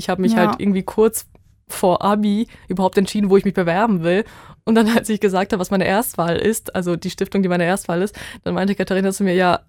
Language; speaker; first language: German; non-native, fluent; Bosnian